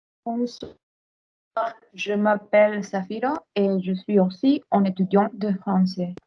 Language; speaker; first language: French; non-native, learner; Spanish